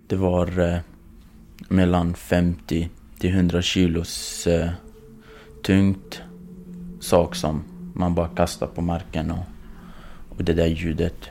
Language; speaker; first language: Swedish; non-native, fluent; Kurdish